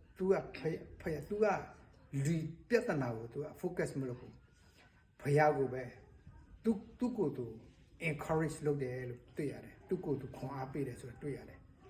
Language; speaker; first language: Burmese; non-native, local second language; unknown